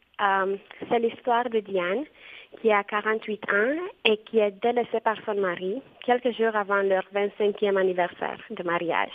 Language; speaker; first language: French; non-native, fluent; Romanian